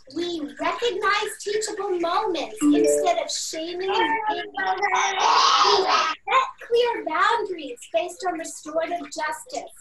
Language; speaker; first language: English; native; English